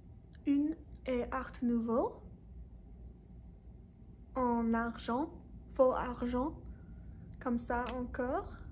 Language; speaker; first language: French; non-native, learner; English